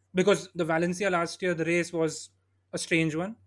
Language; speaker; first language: English; non-native, local second language; Hindi